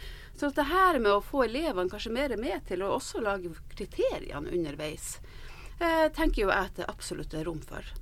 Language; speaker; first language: Norwegian; native; Norwegian